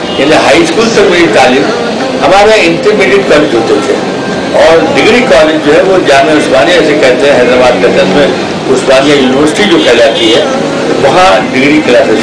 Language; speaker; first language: Urdu; native; Urdu